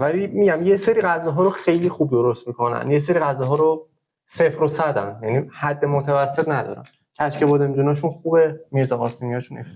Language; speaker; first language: Persian; native; Persian